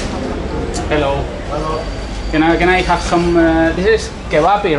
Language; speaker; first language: English; non-native, learner; Spanish